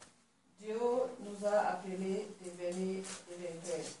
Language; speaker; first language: French; non-native, learner; Swahili